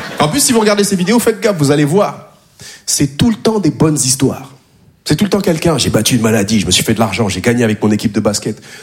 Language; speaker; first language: French; native; French